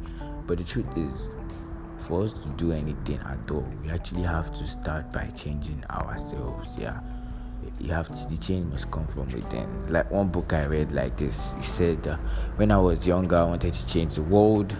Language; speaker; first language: English; non-native, local second language; Yoruba